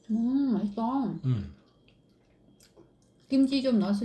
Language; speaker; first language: Korean; non-native, learner; Vietnamese